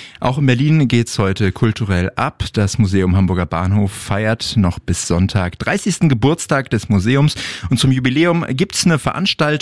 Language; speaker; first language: German; native; German